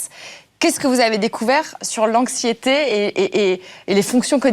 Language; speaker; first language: French; native; French